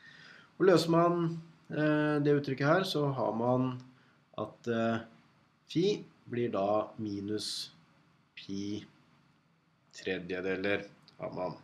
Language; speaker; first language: Norwegian; native; Norwegian